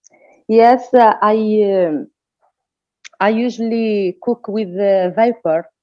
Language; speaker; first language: English; non-native, learner; Arabic